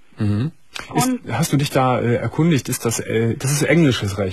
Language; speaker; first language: German; native; German